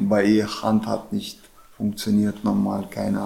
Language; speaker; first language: German; non-native, fluent; Chechen